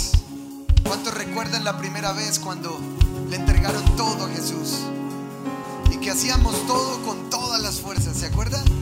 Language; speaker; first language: Spanish; native; Spanish